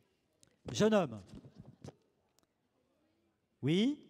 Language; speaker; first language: French; native; French